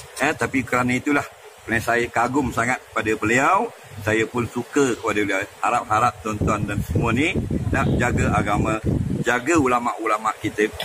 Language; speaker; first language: Malay; native; Malay